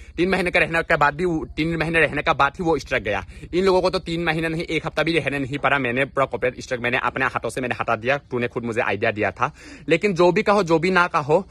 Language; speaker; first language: Hindi; non-native, local second language; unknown